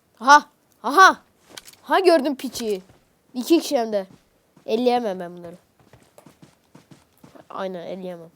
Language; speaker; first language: Turkish; native; Turkish